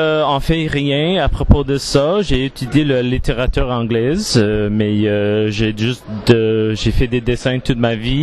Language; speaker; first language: French; non-native, learner; English